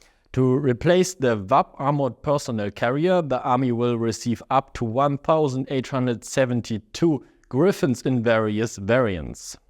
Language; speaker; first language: English; non-native, fluent; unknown